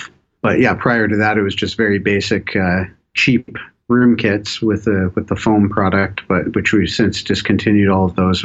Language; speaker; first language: English; native; English